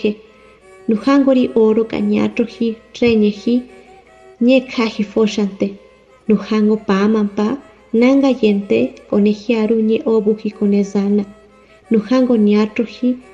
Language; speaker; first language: Spanish; non-native, local second language; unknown